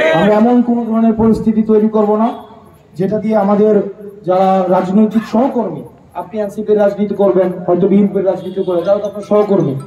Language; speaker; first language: Bangla; native; Bangla